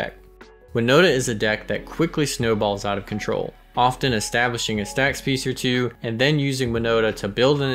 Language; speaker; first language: English; native; English